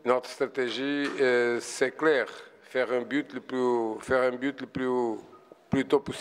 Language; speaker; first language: French; non-native, fluent; Portuguese